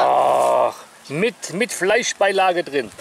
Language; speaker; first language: German; native; German